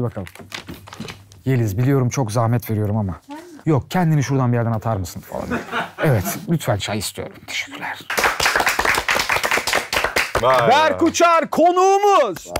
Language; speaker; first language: Turkish; native; Turkish